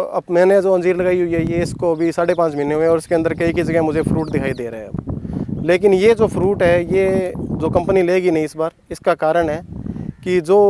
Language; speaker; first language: Hindi; native; Hindi